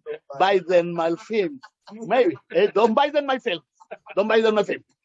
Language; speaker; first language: English; non-native, learner; Spanish